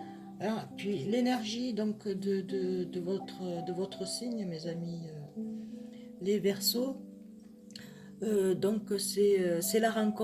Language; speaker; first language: French; native; French